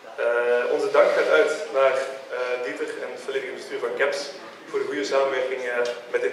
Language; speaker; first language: Dutch; native; Dutch